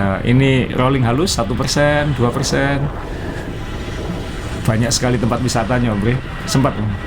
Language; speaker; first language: Indonesian; native; Indonesian